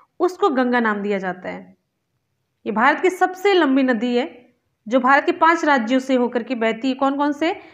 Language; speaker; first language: Hindi; native; Hindi